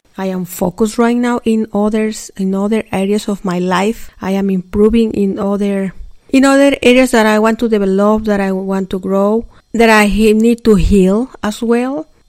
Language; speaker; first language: English; non-native, fluent; Spanish